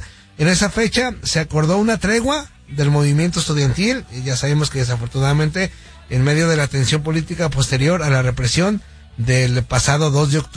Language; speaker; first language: Spanish; native; Spanish